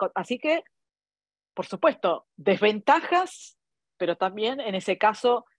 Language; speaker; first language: Spanish; non-native, local second language; Italian